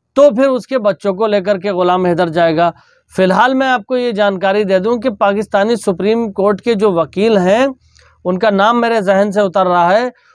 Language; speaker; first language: Hindi; native; Hindi